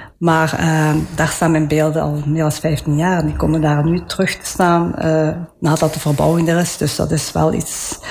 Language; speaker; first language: Dutch; early bilingual, other home language; Italian